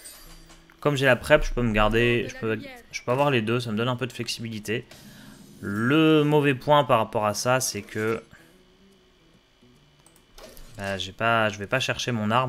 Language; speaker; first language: French; native; French